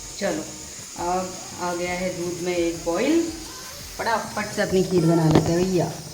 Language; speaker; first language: Hindi; native; Hindi